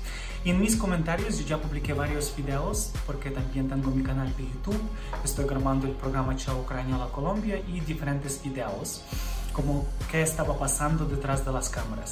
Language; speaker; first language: Spanish; non-native, fluent; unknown